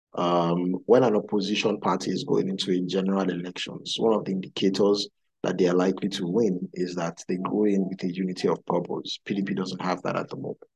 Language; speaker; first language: English; non-native, local second language; Yoruba